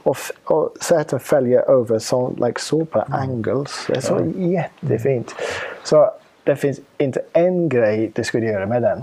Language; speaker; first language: Swedish; non-native, fluent; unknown